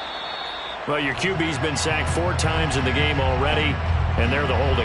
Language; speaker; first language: English; native; English